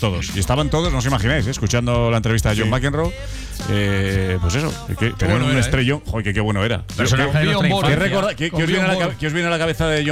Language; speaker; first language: Spanish; native; Spanish